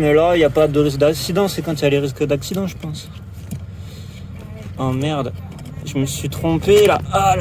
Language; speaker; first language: French; native; French